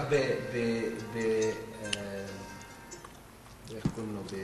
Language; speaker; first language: Hebrew; non-native, local second language; English